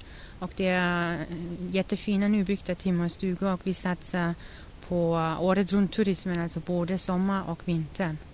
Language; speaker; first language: Swedish; non-native, fluent; German